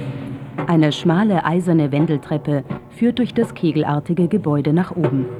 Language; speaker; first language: German; native; German